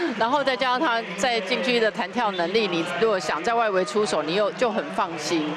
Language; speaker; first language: Chinese; native; Chinese